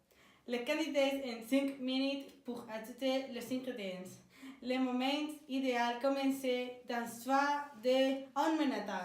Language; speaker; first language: French; non-native, learner; Spanish